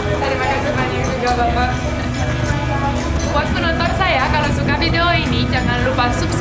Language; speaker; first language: Indonesian; non-native, fluent; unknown